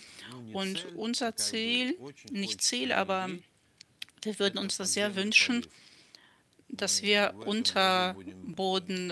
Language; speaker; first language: German; non-native, fluent; Russian